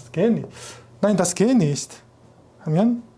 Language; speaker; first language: German; non-native, fluent; Korean